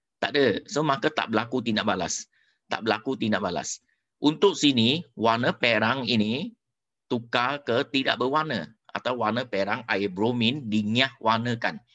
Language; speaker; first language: Malay; non-native, local second language; Chinese